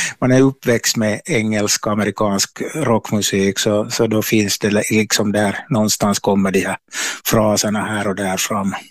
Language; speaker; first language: Swedish; native; Swedish